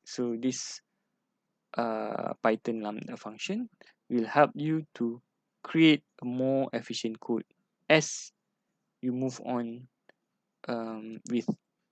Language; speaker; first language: English; non-native, local second language; Malay